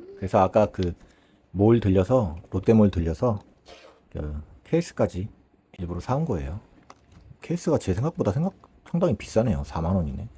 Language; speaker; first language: Korean; native; Korean